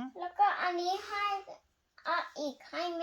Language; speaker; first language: Thai; early bilingual, heritage; Thai